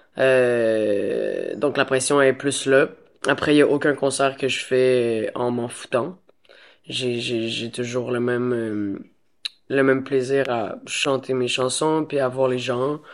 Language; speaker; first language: French; native; French